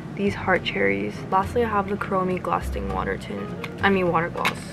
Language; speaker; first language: English; native; English